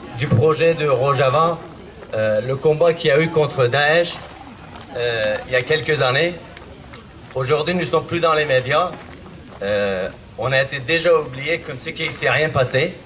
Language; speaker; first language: French; non-native, fluent; Kurdish